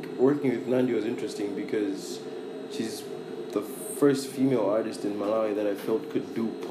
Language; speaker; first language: English; non-native, local second language; Nyanja